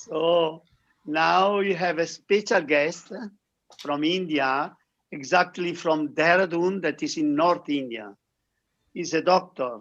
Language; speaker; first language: English; non-native, learner; Italian